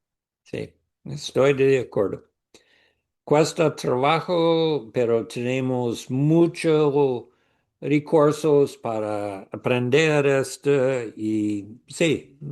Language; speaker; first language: Spanish; non-native, learner; English